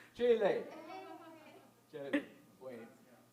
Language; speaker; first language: Spanish; non-native, fluent; English